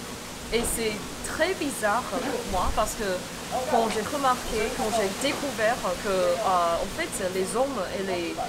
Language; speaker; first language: French; non-native, fluent; Chinese